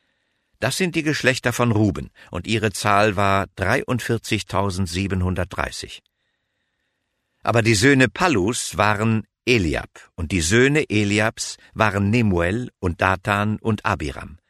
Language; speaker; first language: German; native; German